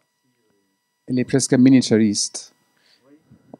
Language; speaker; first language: French; non-native, fluent; English